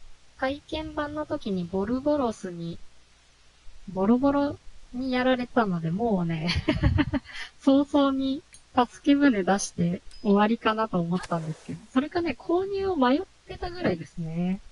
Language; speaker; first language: Japanese; native; Japanese